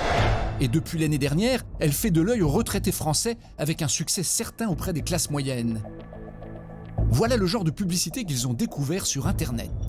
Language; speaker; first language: French; native; French